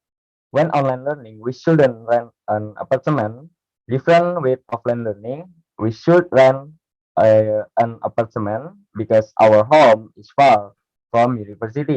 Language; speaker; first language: English; non-native, learner; Indonesian